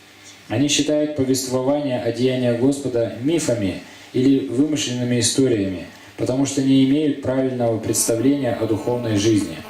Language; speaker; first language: Russian; native; Russian